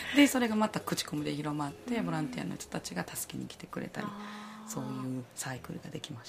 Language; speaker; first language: Japanese; native; Japanese